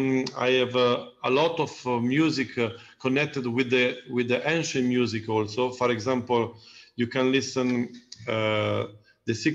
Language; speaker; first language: English; non-native, learner; Italian